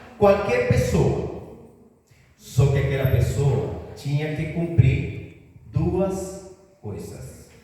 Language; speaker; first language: Portuguese; non-native, fluent; Spanish